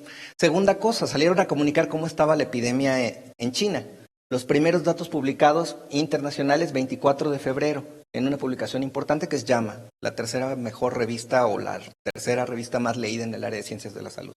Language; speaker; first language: Spanish; native; Spanish